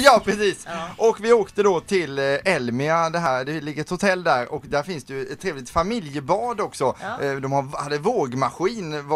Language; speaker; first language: Swedish; native; Swedish